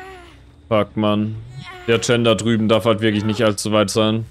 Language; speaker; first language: German; native; German